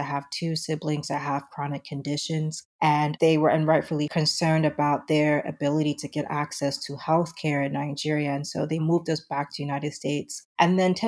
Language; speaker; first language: English; native; English